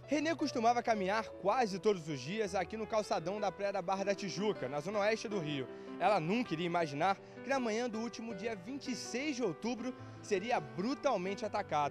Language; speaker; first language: Portuguese; native; Portuguese